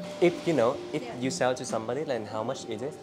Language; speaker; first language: English; non-native, learner; Vietnamese